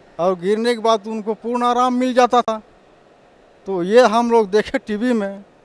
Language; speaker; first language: Hindi; native; Hindi